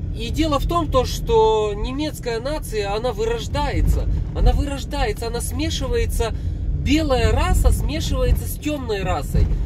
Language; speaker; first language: Russian; native; Russian